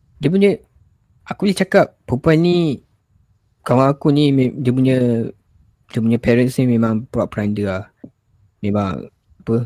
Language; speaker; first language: Malay; native; Malay